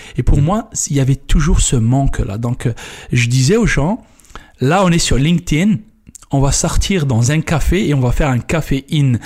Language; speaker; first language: French; non-native, local second language; Kabyle